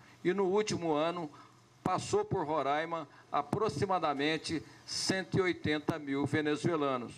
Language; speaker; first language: Portuguese; native; Portuguese